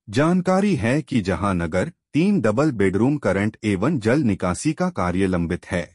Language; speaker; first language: Hindi; non-native, local second language; Telugu